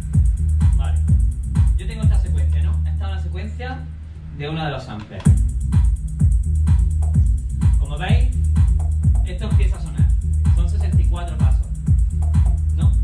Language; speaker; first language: Spanish; native; Spanish